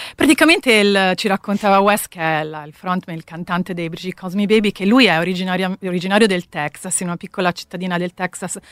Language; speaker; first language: Italian; native; Italian